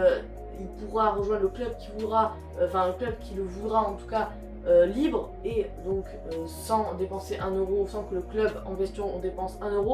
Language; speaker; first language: French; native; French